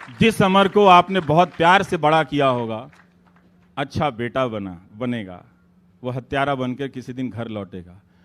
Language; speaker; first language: Hindi; native; Hindi